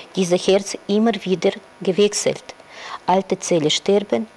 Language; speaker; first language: German; non-native, learner; Russian